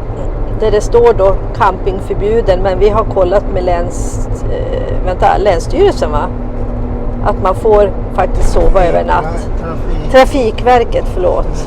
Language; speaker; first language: Swedish; native; Swedish